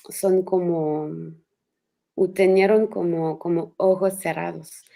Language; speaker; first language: Spanish; non-native, learner; French